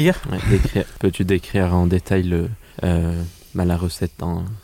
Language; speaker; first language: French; non-native, learner; Swedish